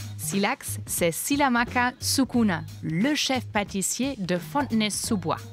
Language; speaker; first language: French; non-native, fluent; German